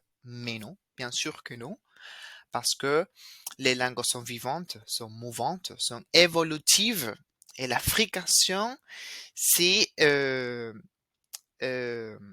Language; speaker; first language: French; non-native, fluent; Spanish